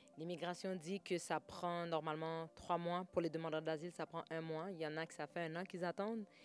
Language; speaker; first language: French; native; French